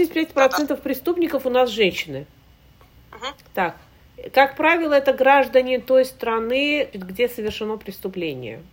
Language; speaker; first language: Russian; native; Russian